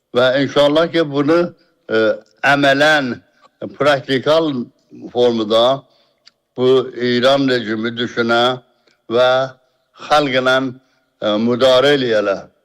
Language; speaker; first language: Azerbaijani; native; Azerbaijani